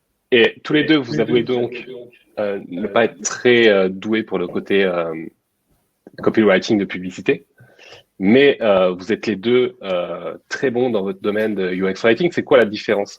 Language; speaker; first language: French; native; French